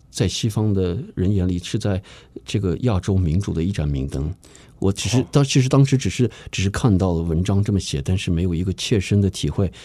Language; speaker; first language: Chinese; early bilingual, heritage; Chinese